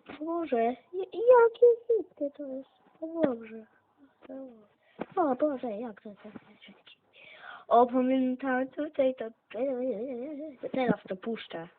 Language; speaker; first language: Polish; native; Polish